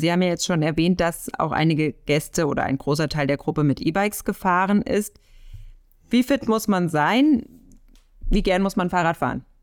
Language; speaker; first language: German; native; German